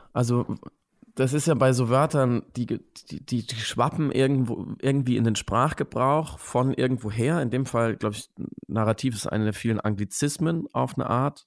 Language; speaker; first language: German; native; German